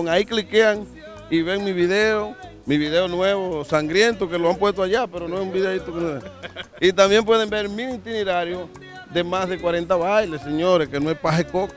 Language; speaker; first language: Spanish; native; Spanish